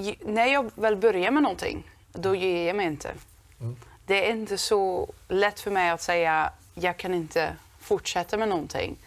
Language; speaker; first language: Swedish; non-native, fluent; Dutch